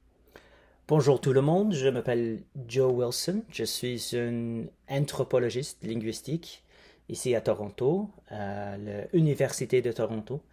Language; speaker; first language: French; non-native, fluent; English